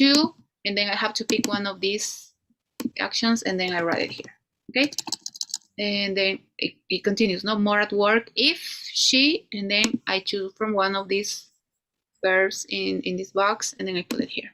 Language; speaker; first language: English; non-native, fluent; Spanish